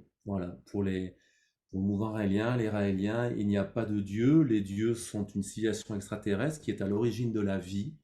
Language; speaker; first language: French; native; French